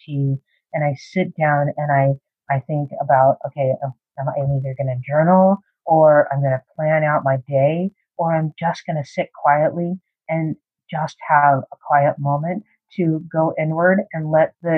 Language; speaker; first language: English; native; English